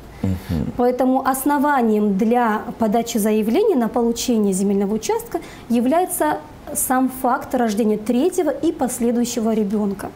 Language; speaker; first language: Russian; native; Russian